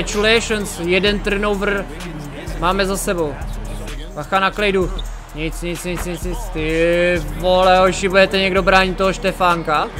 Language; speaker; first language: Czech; native; Czech